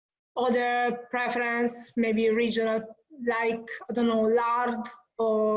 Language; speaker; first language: English; non-native, learner; Italian